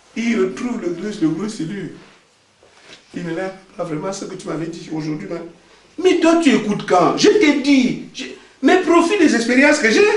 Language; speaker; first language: French; non-native, local second language; Basaa